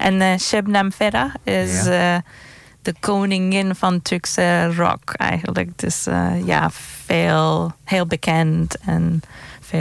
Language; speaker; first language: Dutch; non-native, fluent; Turkish